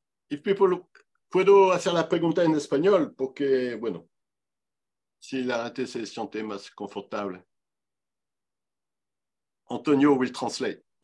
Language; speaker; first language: Spanish; non-native, learner; French